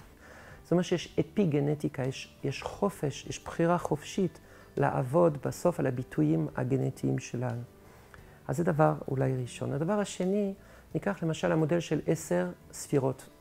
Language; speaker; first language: Hebrew; non-native, fluent; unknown